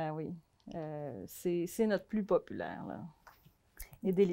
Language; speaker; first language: French; non-native, fluent; Portuguese